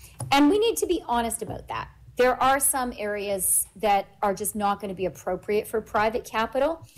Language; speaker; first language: English; native; English